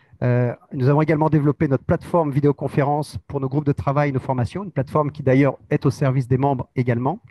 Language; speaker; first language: French; native; French